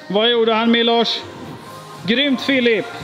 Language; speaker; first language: Swedish; native; Swedish